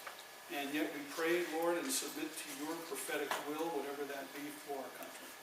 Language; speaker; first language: English; native; English